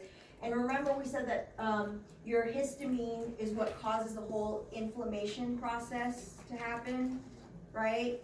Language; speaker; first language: English; native; English